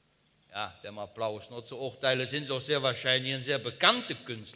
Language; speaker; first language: German; native; German